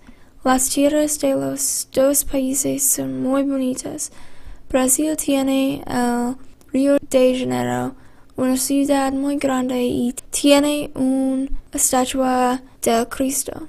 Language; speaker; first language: Spanish; non-native, learner; English